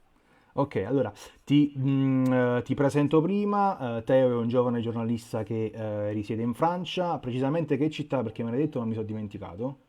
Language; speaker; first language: Italian; native; Italian